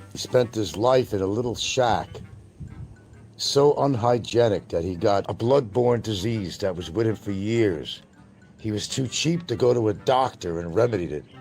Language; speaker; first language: English; native; English